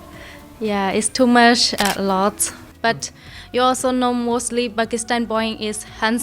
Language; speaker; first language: English; non-native, learner; Chinese